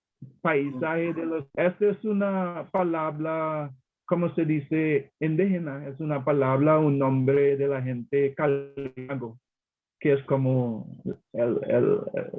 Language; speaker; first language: Spanish; non-native, learner; English